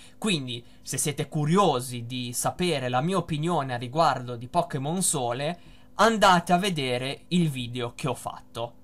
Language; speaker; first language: Italian; native; Italian